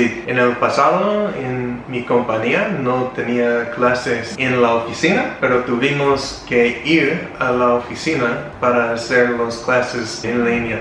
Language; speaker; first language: Spanish; non-native, learner; English